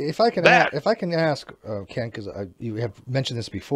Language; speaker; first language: English; native; English